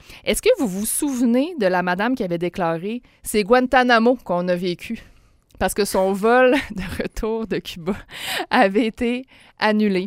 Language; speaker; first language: French; native; French